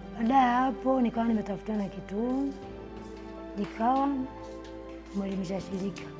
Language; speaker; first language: Swahili; non-native, local second language; Hausa